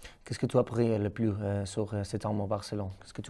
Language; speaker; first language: French; non-native, learner; Catalan